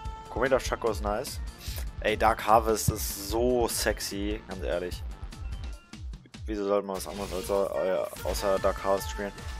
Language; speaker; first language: German; native; German